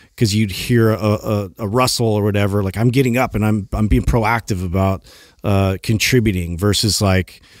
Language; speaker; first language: English; native; English